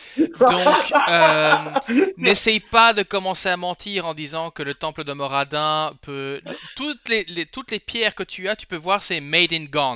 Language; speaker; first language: French; native; French